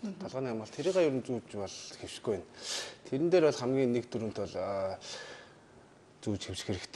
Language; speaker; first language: Mongolian; native; Mongolian